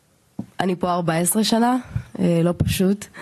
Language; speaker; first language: Hebrew; early bilingual, other home language; Tigrinya